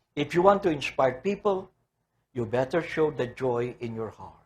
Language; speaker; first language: English; non-native, local second language; Filipino